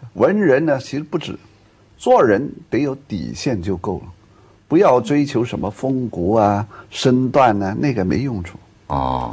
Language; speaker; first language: Chinese; non-native, local second language; Cantonese